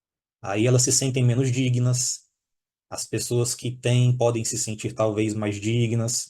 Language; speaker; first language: Portuguese; native; Portuguese